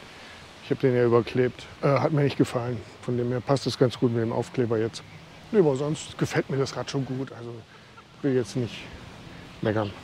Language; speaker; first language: German; native; German